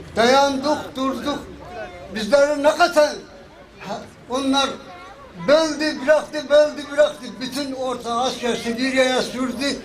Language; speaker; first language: Turkish; early bilingual, heritage; Turkish